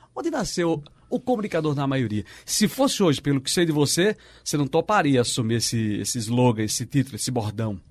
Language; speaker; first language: Portuguese; native; Portuguese